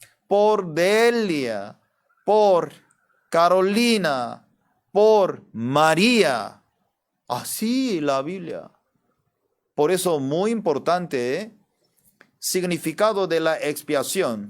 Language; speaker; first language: Spanish; non-native, fluent; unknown